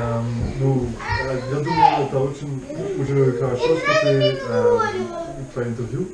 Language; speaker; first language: Russian; non-native, learner; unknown